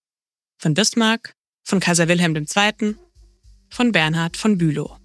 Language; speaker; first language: German; native; German